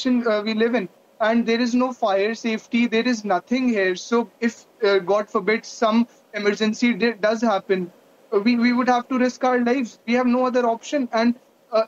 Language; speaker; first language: English; non-native, local second language; Hindi